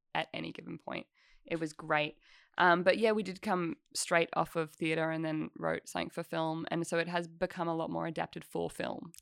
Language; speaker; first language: English; native; English